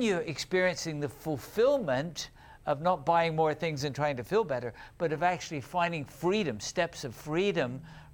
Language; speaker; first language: English; native; English